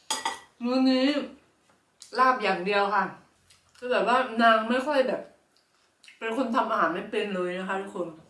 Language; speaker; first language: Thai; non-native, local second language; Northeastern Thai